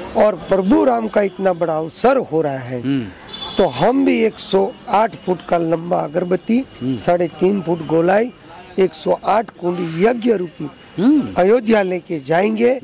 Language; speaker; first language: Hindi; non-native, local second language; Gujarati